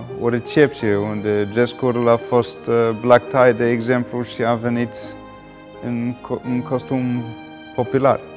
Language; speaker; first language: Romanian; non-native, fluent; English